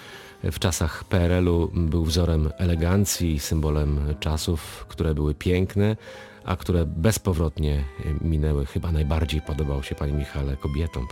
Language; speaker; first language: Polish; native; Polish